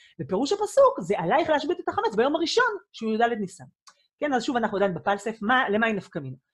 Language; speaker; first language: Hebrew; native; Hebrew